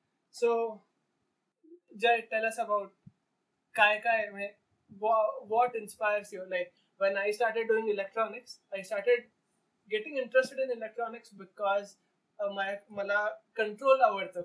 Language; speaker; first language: English; non-native, local second language; Marathi